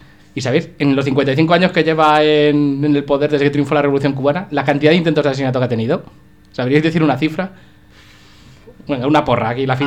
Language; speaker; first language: Spanish; native; Spanish